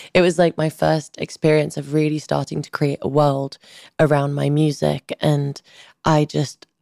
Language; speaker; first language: English; early bilingual, other home language; Albanian